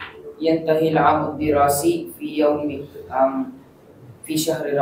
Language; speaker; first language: Arabic; non-native, learner; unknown